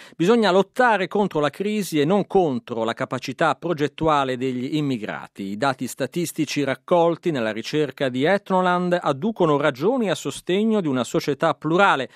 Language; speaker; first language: Italian; native; Italian